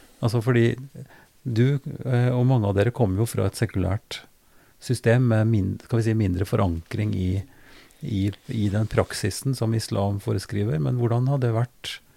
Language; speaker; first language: Norwegian; native; Norwegian